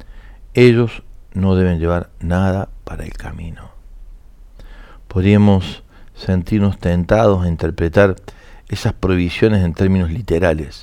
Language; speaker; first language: Spanish; native; Spanish